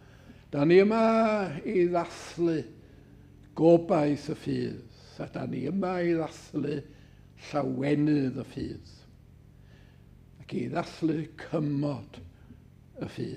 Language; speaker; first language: Welsh; native; Welsh